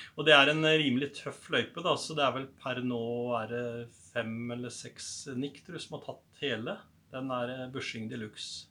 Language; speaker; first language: Norwegian; native; Norwegian